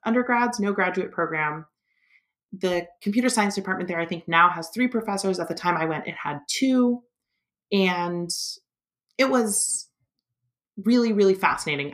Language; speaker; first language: English; native; English